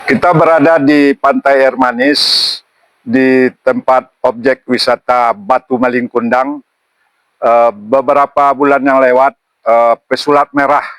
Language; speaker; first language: Indonesian; non-native, local second language; Minangkabau